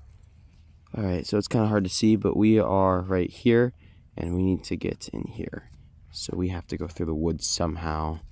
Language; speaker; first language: English; native; English